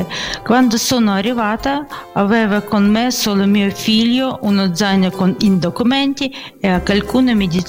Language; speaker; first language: Italian; non-native, fluent; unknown